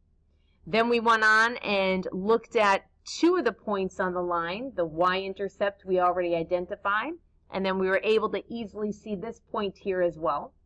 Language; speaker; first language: English; native; English